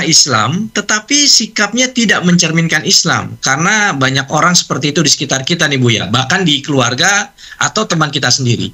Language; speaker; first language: Indonesian; native; Indonesian